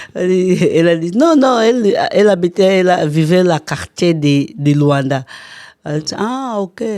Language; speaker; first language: French; non-native, learner; Portuguese